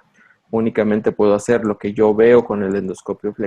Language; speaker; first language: Spanish; native; Spanish